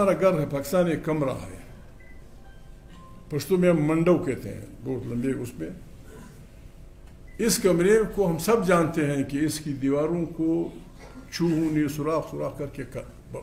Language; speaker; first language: Urdu; non-native, local second language; Pashto